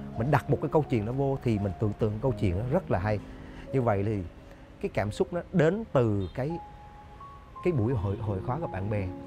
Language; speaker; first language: Vietnamese; native; Vietnamese